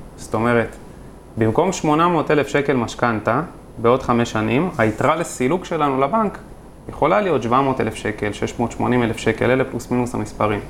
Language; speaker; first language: Hebrew; native; Hebrew